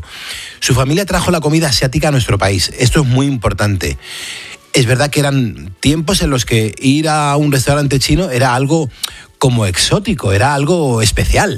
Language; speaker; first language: Spanish; native; Spanish